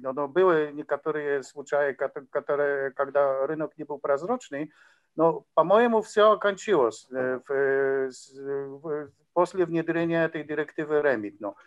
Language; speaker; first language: Polish; non-native, learner; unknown